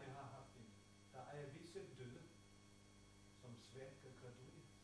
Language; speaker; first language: Danish; non-native, fluent; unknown